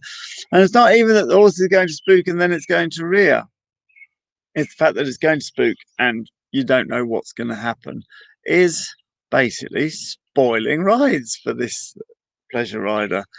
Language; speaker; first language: English; native; English